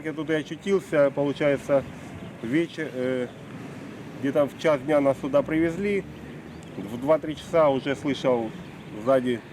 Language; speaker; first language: Russian; native; Russian